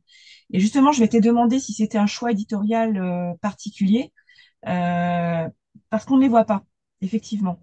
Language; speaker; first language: French; native; French